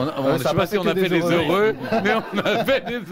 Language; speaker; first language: French; native; French